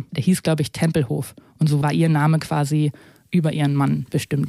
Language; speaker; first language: German; native; German